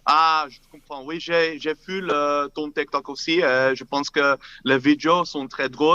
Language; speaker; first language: French; non-native, fluent; Dutch